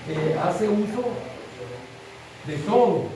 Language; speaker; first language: Spanish; native; Spanish